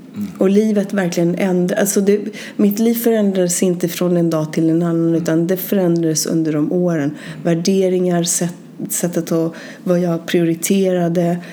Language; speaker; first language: Swedish; early bilingual, other home language; Spanish